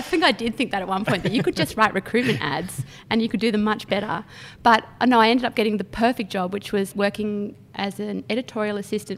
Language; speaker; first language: English; native; English